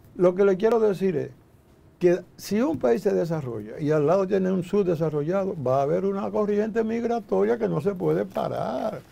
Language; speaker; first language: Spanish; native; Spanish